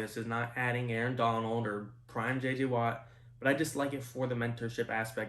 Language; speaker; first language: English; native; English